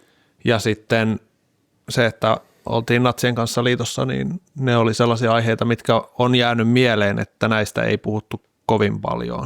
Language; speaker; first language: Finnish; native; Finnish